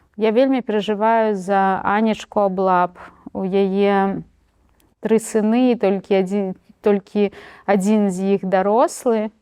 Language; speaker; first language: Belarusian; non-native, local second language; Russian